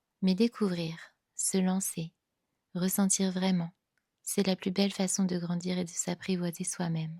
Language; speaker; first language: French; native; French